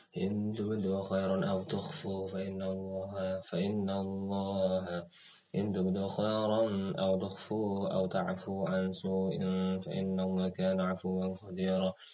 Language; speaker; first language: Arabic; non-native, learner; Indonesian